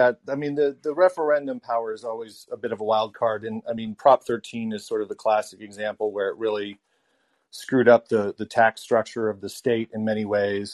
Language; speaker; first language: English; native; English